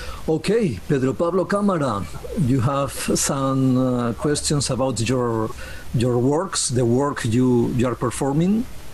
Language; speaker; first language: English; non-native, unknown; Spanish